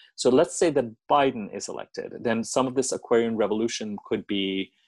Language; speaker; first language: English; non-native, local second language; Hindi